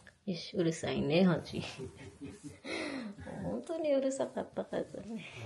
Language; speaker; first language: Japanese; native; Japanese